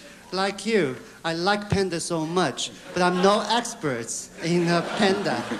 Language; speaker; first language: English; non-native, fluent; Chinese